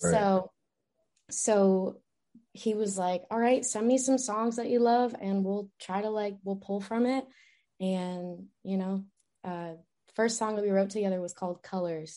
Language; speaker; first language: English; native; English